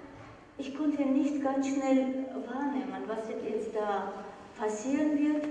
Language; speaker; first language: German; non-native, fluent; Armenian